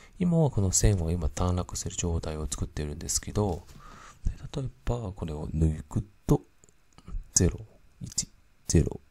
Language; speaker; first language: Japanese; non-native, fluent; Cantonese